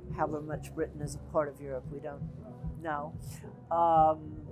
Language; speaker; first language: English; native; English